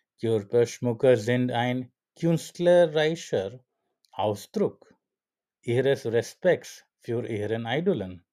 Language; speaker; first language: German; non-native, learner; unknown